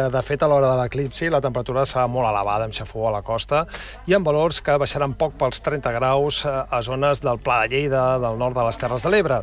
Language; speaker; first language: Catalan; native; Catalan